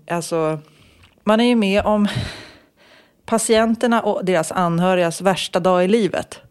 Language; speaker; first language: Swedish; native; Swedish